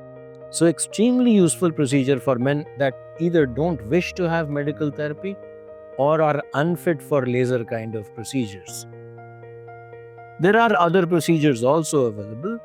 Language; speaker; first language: English; non-native, local second language; Hindi